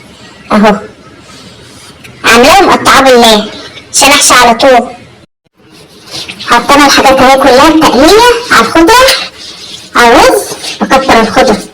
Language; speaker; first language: Arabic; native; Arabic